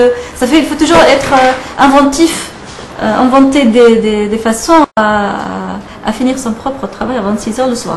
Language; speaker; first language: French; non-native, fluent; Arabic